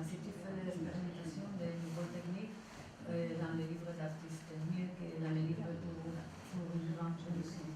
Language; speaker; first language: French; non-native, learner; Spanish